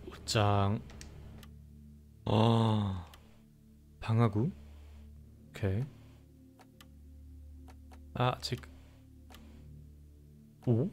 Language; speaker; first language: Korean; non-native, learner; German